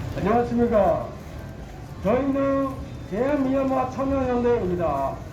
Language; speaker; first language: Korean; non-native, fluent; Burmese